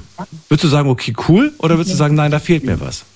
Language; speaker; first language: German; native; German